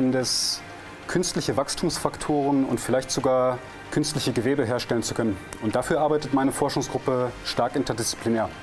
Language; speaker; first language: German; native; German